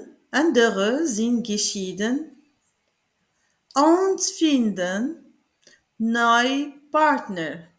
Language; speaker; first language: German; non-native, learner; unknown